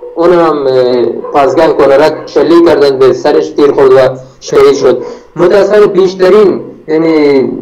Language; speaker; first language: Persian; non-native, local second language; Baluchi